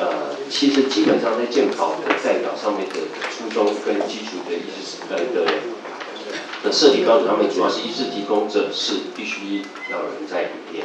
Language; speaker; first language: Chinese; native; Chinese